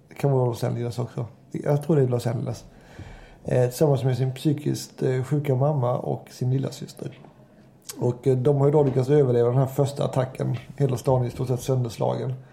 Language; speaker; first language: Swedish; native; Swedish